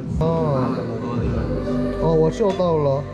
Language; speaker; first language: Chinese; non-native, learner; Korean